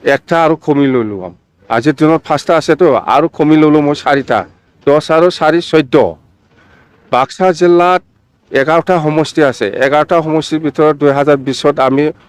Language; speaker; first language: Assamese; non-native, local second language; Bodo